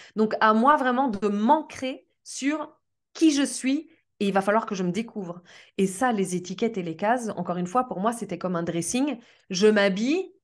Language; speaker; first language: French; early bilingual, other home language; Portuguese